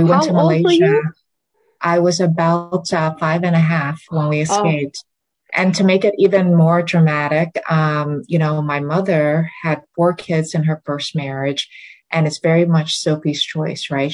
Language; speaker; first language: English; early bilingual, other home language; Vietnamese